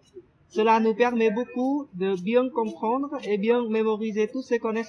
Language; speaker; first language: French; non-native, fluent; Vietnamese